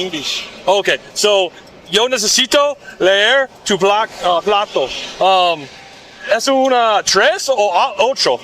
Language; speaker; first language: Spanish; non-native, learner; English